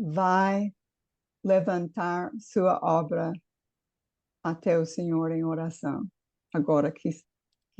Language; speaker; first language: Portuguese; non-native, fluent; English